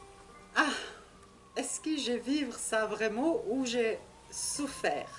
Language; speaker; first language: French; non-native, learner; Russian